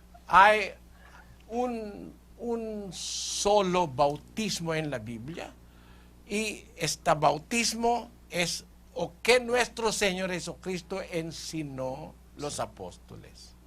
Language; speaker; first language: Spanish; non-native, fluent; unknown